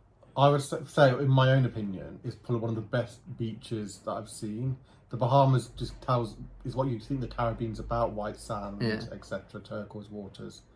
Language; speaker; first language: English; native; English